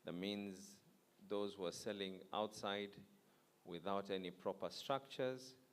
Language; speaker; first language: English; non-native, local second language; Swahili